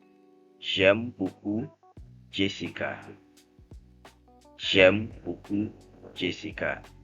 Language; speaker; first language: French; non-native, fluent; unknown